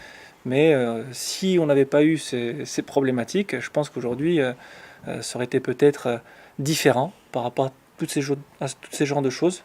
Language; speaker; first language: French; native; French